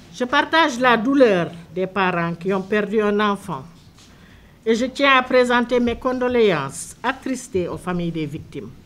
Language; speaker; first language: French; non-native, local second language; Wolof